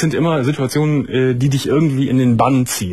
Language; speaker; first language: German; native; German